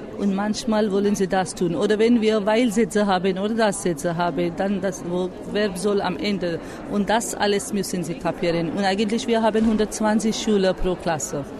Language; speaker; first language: German; non-native, fluent; Marathi